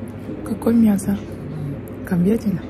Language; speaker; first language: Russian; non-native, learner; Japanese